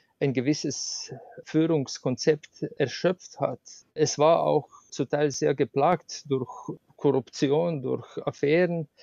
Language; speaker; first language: German; non-native, fluent; Slovenian